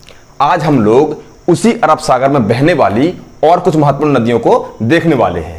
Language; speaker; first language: Hindi; native; Hindi